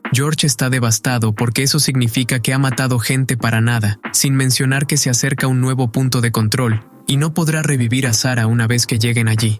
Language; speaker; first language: Spanish; native; Spanish